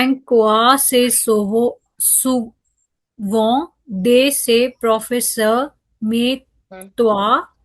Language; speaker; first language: French; non-native, learner; Punjabi